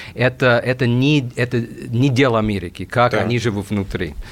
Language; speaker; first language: Russian; non-native, fluent; English